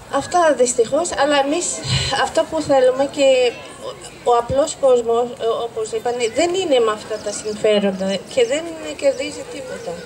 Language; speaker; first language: Greek; non-native, fluent; Arabic